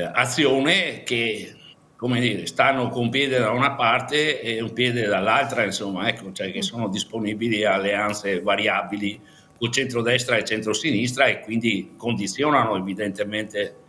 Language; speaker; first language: Italian; native; Italian